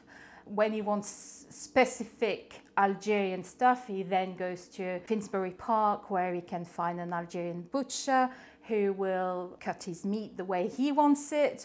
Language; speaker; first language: English; non-native, fluent; French